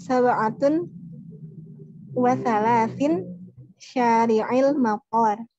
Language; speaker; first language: Arabic; non-native, learner; Indonesian